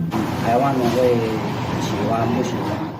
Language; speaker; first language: Chinese; non-native, learner; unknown